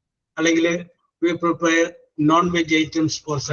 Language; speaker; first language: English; non-native, fluent; Malayalam